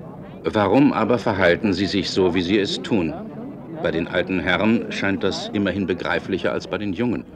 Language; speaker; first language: German; native; German